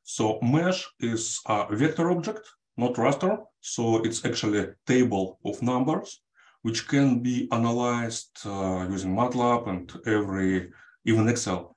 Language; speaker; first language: English; non-native, fluent; Russian